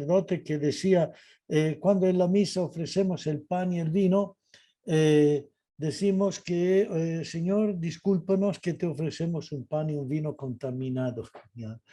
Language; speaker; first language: Spanish; non-native, fluent; Italian